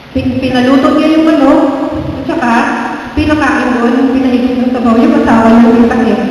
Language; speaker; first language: Filipino; non-native, local second language; Cebuano